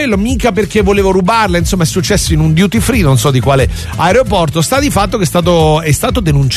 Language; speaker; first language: Italian; native; Italian